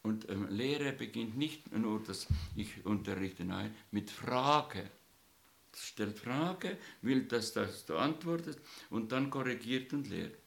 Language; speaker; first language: German; non-native, fluent; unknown